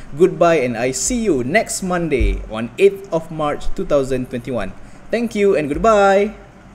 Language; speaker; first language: English; non-native, local second language; Malay